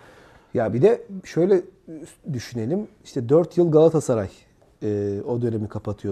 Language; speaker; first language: Turkish; native; Turkish